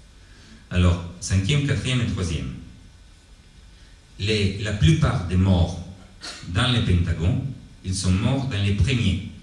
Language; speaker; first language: French; non-native, learner; Italian